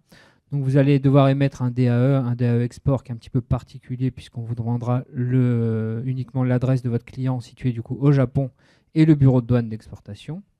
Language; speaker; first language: French; native; French